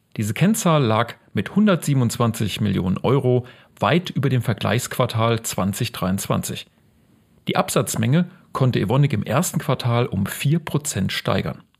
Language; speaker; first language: German; native; German